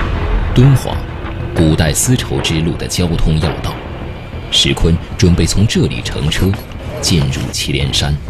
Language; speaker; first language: Chinese; native; Chinese